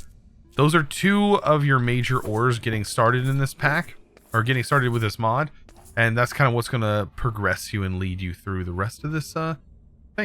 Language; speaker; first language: English; native; English